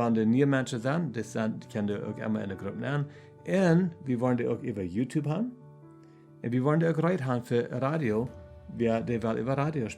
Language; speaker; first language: German; non-native, learner; Plautdietsch